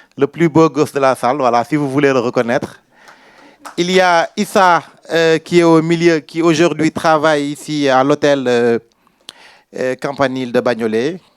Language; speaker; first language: French; non-native, local second language; Wolof